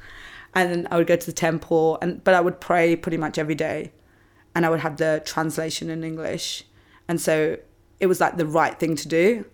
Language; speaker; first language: English; native; English